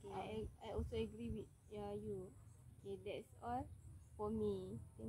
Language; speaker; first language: English; non-native, fluent; Malay